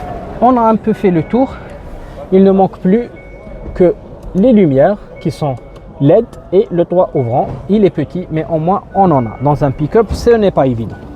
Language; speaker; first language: French; native; French